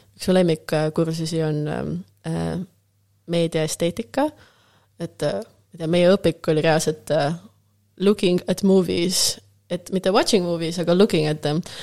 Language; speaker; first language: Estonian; non-native, local second language; Russian